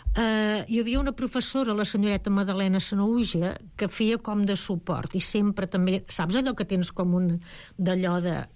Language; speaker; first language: Catalan; native; Catalan